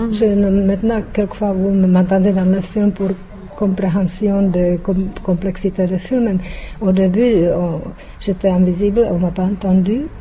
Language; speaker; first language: French; non-native, fluent; Czech